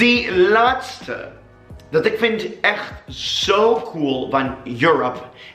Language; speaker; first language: Dutch; non-native, learner; English